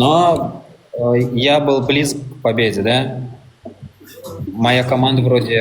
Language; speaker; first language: Russian; non-native, local second language; Turkmen